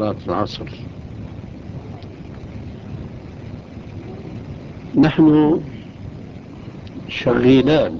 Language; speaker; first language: Arabic; early bilingual, other home language; Albanian